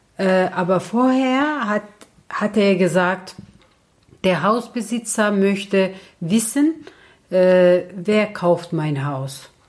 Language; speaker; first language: German; non-native, learner; Kurdish